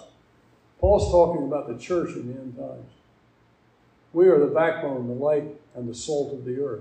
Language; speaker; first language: English; native; English